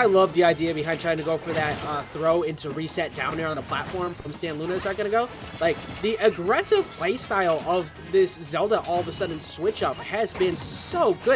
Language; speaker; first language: English; native; English